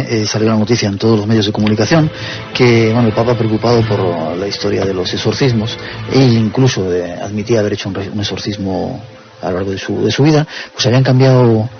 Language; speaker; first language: Spanish; native; Spanish